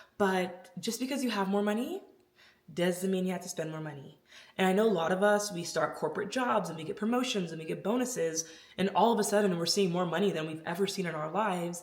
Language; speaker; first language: English; native; English